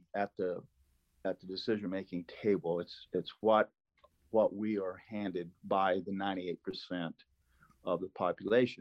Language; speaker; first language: English; non-native, fluent; Spanish